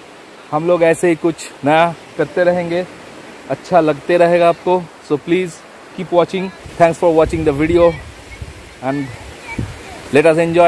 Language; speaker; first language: Hindi; non-native, local second language; Bangla